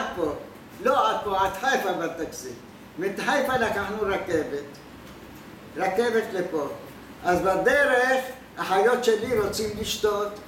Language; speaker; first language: Hebrew; non-native, fluent; Arabic